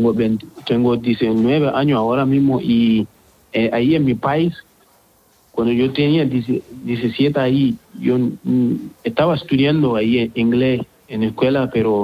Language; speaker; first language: Spanish; non-native, learner; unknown